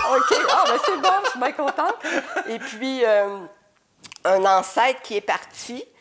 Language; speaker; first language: French; native; French